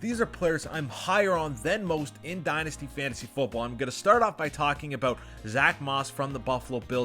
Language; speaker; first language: English; native; English